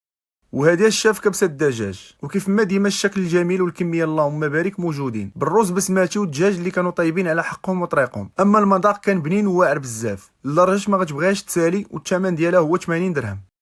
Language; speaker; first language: Arabic; native; Arabic